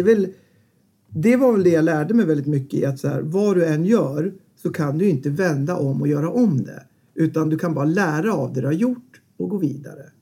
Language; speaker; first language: Swedish; native; Swedish